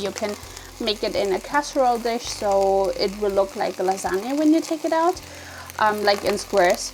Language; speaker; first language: English; non-native, fluent; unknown